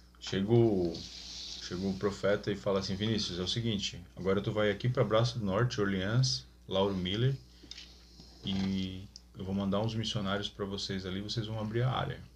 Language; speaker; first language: Portuguese; native; Portuguese